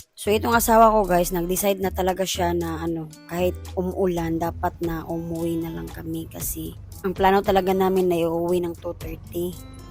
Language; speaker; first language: Filipino; non-native, local second language; Cebuano